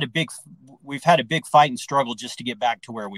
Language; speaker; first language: English; native; English